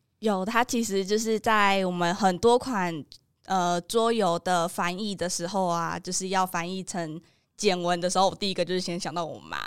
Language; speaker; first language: Chinese; native; Chinese